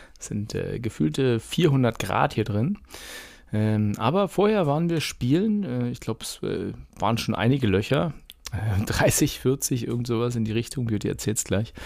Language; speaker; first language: German; native; German